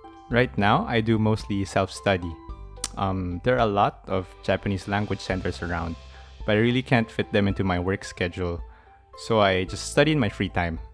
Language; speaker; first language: English; non-native, local second language; Filipino